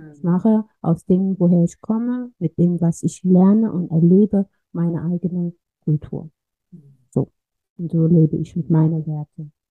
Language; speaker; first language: German; non-native, fluent; Amharic